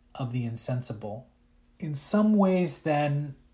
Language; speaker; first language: English; early bilingual, other home language; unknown